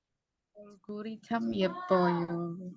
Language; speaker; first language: Korean; non-native, learner; Indonesian